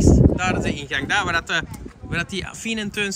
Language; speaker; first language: Dutch; native; Dutch